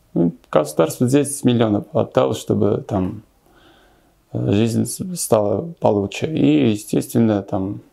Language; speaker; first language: Russian; non-native, local second language; Armenian